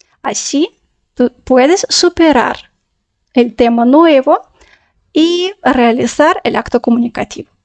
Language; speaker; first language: Spanish; non-native, fluent; Russian